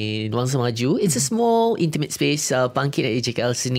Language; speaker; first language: English; non-native, local second language; Malay